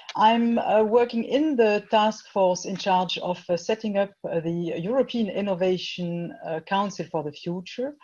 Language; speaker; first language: English; non-native, fluent; French